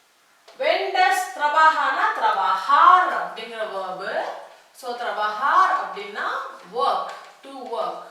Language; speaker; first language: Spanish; non-native, fluent; Tamil